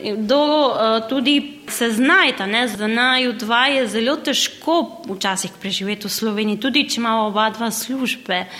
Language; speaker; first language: Slovenian; early bilingual, heritage; Slovenian